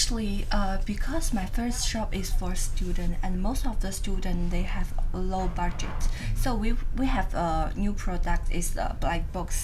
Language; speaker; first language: English; non-native, learner; Chinese